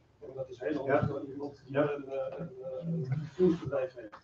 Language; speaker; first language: Dutch; non-native, fluent; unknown